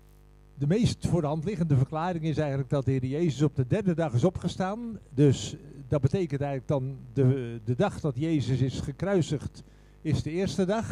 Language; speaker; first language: Dutch; native; Dutch